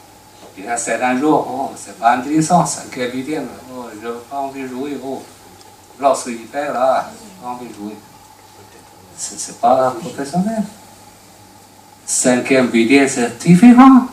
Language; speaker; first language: French; non-native, learner; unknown